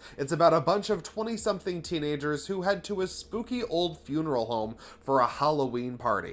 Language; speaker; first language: English; native; English